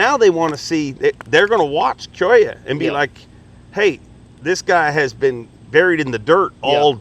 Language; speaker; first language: English; native; English